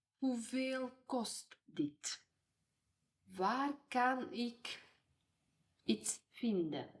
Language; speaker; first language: Dutch; non-native, fluent; Ukrainian